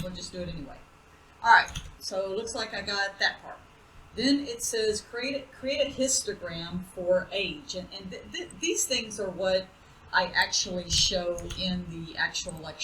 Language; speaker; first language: English; native; English